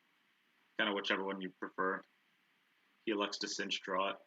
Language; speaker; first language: English; native; English